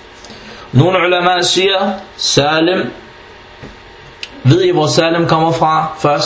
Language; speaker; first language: Danish; early bilingual, other home language; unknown